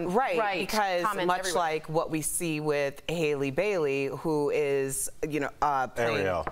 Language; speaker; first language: English; native; English